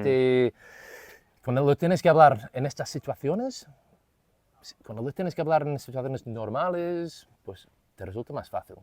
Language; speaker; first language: Spanish; non-native, fluent; English